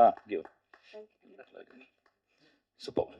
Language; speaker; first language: Tamil; native; Tamil